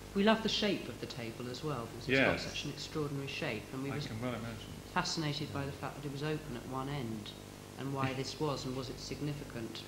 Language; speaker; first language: English; native; English